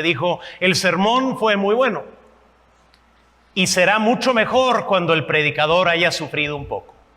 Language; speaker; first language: Spanish; non-native, fluent; English